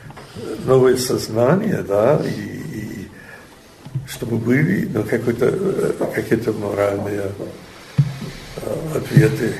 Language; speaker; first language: Russian; non-native, learner; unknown